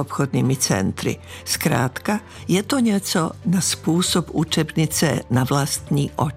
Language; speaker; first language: Czech; non-native, fluent; Serbian